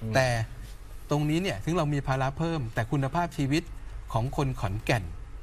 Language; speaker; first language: Thai; native; Thai